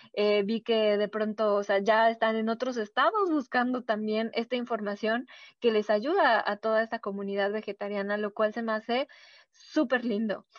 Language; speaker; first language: Spanish; native; Spanish